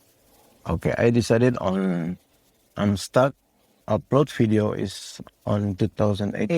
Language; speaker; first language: English; non-native, learner; Indonesian